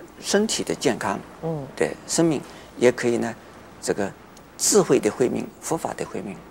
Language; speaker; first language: Chinese; native; Chinese